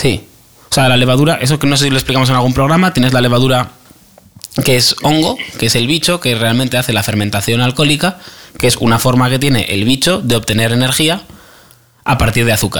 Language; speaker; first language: Spanish; native; Spanish